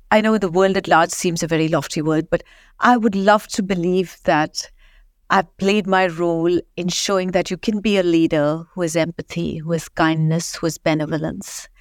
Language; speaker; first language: English; non-native, local second language; Marathi